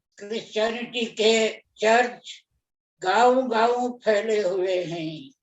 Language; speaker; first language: Urdu; native; Urdu